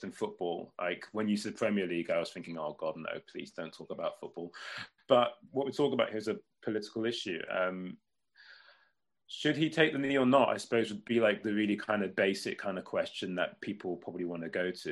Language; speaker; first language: English; native; English